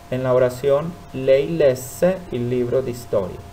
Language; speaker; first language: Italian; non-native, fluent; Spanish